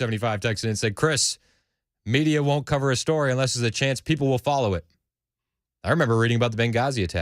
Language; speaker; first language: English; native; English